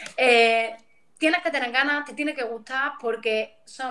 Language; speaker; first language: Spanish; native; Spanish